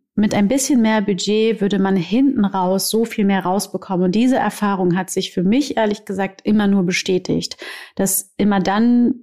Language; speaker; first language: German; native; German